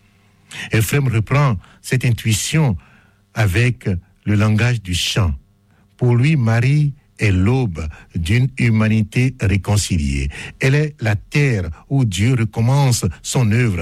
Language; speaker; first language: French; native; French